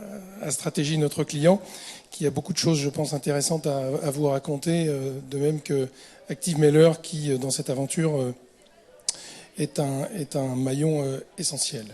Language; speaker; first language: French; native; French